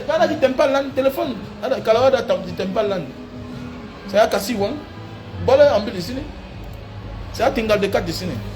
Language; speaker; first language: Indonesian; non-native, learner; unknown